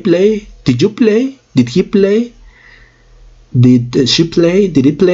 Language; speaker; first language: English; non-native, fluent; Spanish